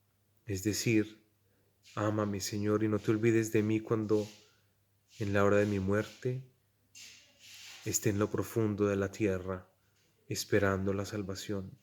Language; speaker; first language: Spanish; native; Spanish